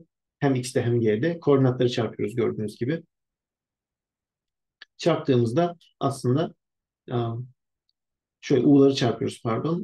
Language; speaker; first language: Turkish; native; Turkish